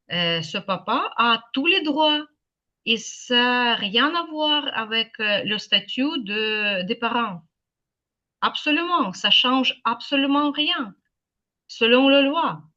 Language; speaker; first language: French; non-native, fluent; Ukrainian